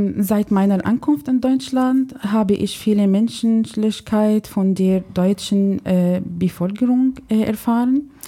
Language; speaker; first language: German; non-native, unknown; Arabic